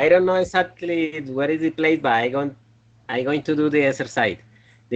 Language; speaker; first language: English; non-native, learner; Spanish